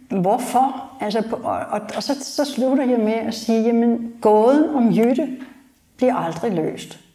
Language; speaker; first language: Danish; native; Danish